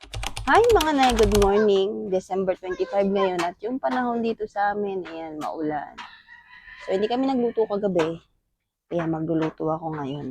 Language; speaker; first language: Filipino; native; Filipino